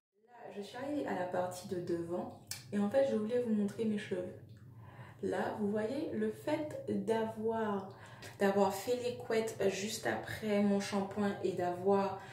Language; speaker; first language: French; native; French